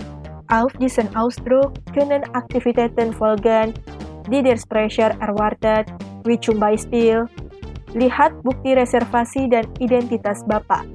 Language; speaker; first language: German; non-native, fluent; Indonesian